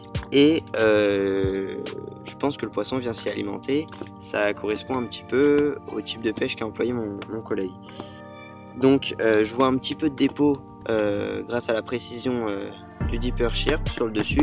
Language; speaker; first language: French; native; French